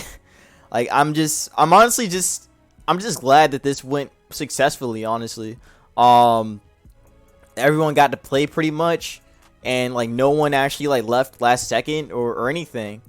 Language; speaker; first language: English; native; English